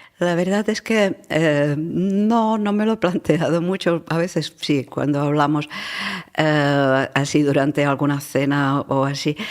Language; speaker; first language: Spanish; non-native, fluent; Czech